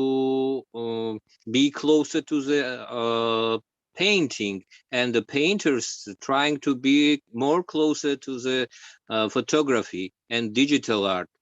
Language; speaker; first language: English; non-native, learner; Georgian